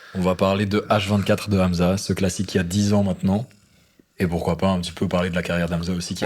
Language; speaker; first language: French; native; French